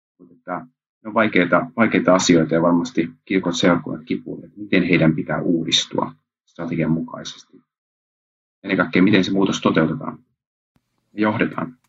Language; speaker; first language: Finnish; early bilingual, heritage; Finnish